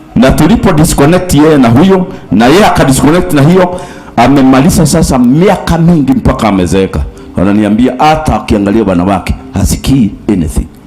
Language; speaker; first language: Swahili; native; Swahili